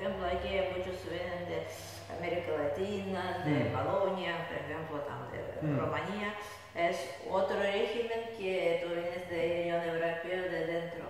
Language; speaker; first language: Spanish; non-native, learner; Russian